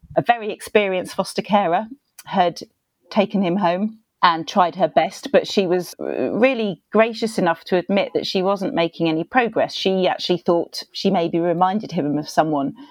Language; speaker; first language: English; native; English